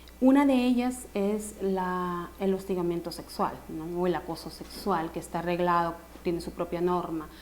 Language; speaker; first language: Spanish; native; Spanish